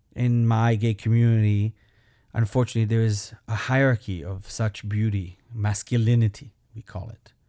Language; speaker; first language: English; non-native, fluent; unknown